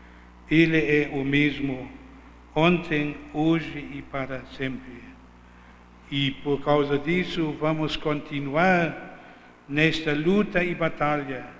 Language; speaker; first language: Portuguese; non-native, fluent; German